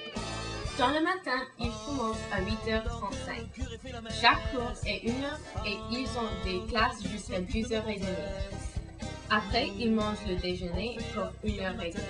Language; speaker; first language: French; non-native, learner; English